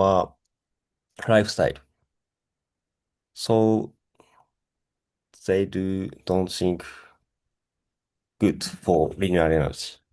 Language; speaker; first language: English; non-native, learner; Japanese